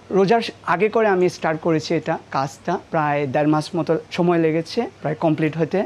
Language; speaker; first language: Bangla; non-native, local second language; Marma